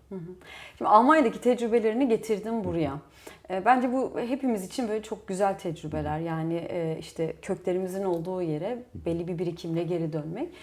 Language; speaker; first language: Turkish; native; Turkish